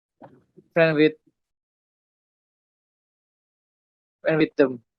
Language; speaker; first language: English; non-native, learner; Indonesian